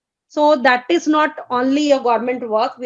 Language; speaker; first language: English; non-native, fluent; Hindi